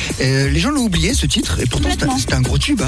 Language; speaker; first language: French; native; French